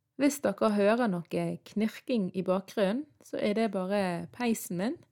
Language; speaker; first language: Norwegian; early bilingual, other home language; Arabic